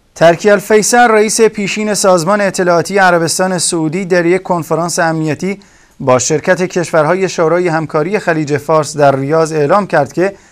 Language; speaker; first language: Persian; non-native, local second language; Kurdish